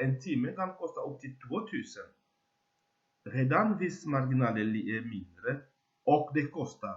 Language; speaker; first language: Swedish; non-native, fluent; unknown